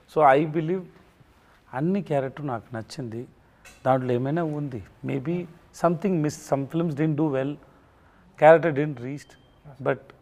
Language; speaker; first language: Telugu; non-native, learner; Tamil